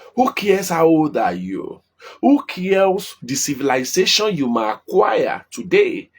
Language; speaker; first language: English; non-native, local second language; Yoruba